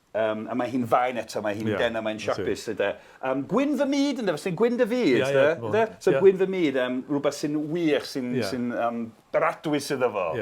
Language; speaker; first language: Welsh; non-native, fluent; English